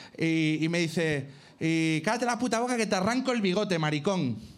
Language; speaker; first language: Spanish; native; Spanish